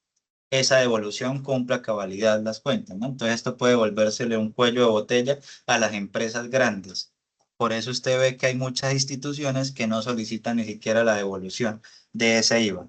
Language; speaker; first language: Spanish; native; Spanish